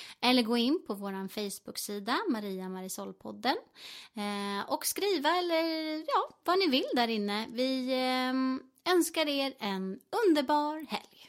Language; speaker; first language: Swedish; native; Swedish